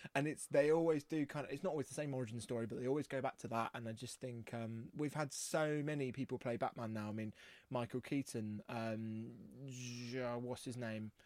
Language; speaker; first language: English; native; English